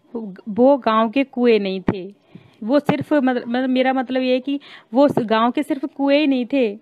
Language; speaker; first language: Hindi; native; Hindi